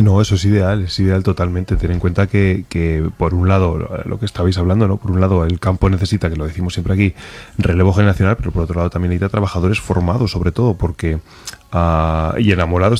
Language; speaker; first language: Spanish; native; Spanish